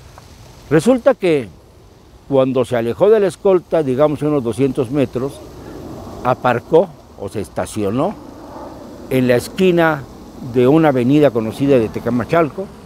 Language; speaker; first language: Spanish; native; Spanish